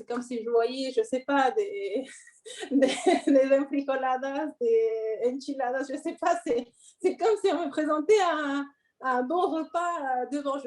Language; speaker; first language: French; non-native, fluent; Spanish